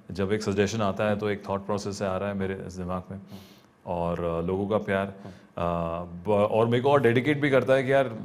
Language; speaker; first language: Hindi; native; Hindi